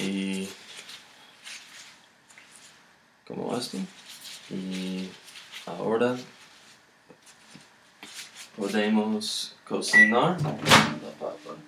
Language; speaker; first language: Spanish; non-native, learner; English